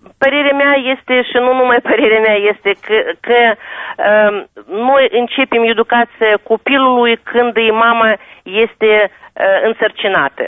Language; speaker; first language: Romanian; non-native, local second language; Russian